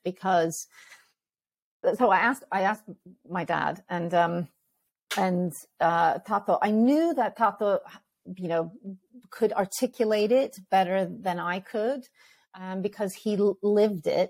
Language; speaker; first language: English; early bilingual, other home language; Ukrainian